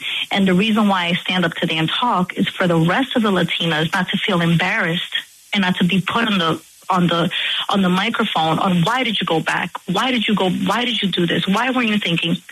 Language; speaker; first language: English; non-native, fluent; Portuguese